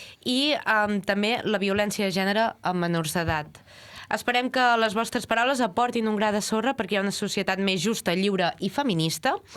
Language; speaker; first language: Catalan; native; Catalan